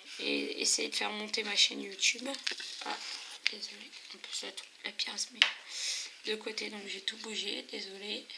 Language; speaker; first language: French; native; French